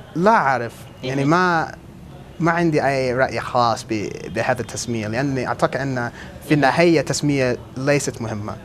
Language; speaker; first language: Arabic; non-native, fluent; English